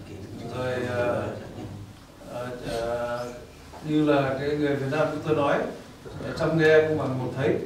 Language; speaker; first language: Vietnamese; native; Vietnamese